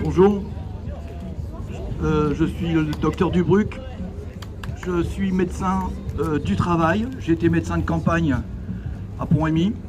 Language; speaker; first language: French; native; French